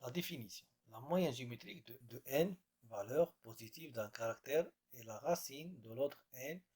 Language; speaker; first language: French; non-native, local second language; Arabic